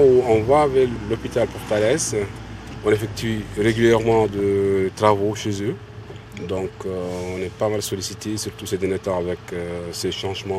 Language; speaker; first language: French; non-native, local second language; Arabic